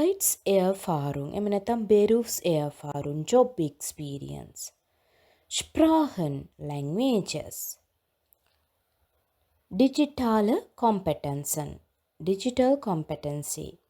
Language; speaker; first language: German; non-native, fluent; Sinhala